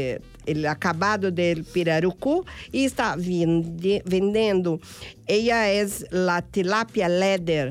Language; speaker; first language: Spanish; non-native, fluent; Portuguese